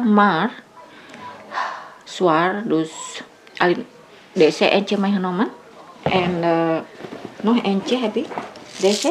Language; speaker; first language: Dutch; non-native, learner; Indonesian